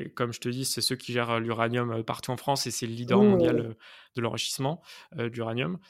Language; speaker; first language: French; native; French